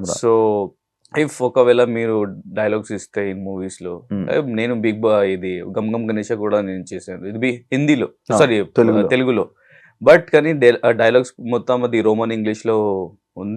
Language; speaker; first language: Telugu; non-native, learner; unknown